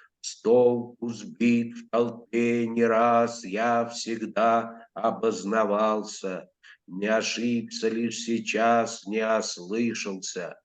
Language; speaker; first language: Russian; native; Russian